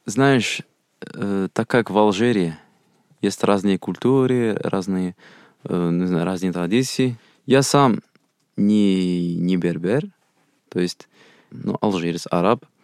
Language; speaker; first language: Russian; non-native, fluent; Arabic